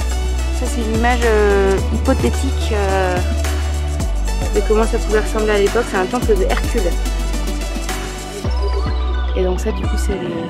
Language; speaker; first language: French; native; French